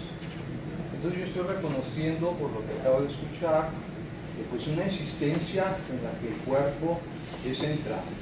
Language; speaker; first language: Spanish; native; Spanish